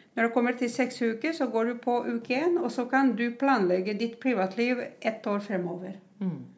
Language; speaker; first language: Norwegian; non-native, fluent; Croatian